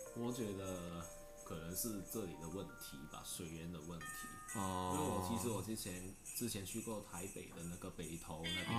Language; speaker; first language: Chinese; non-native, local second language; Cantonese